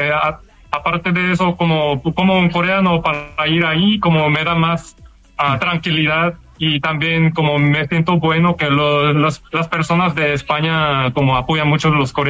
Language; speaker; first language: Spanish; non-native, learner; Korean